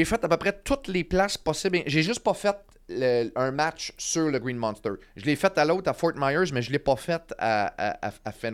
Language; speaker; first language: French; native; French